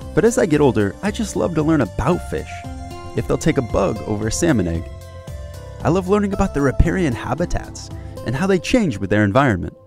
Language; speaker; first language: English; native; English